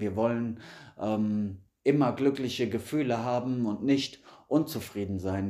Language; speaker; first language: German; native; German